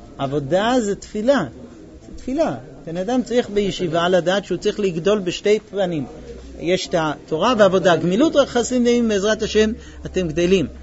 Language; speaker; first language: Hebrew; non-native, fluent; English